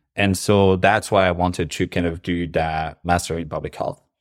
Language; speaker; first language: English; non-native, fluent; Arabic